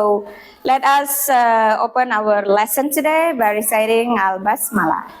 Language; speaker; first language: English; non-native, fluent; Indonesian